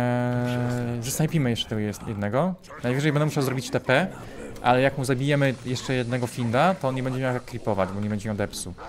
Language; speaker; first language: Polish; native; Polish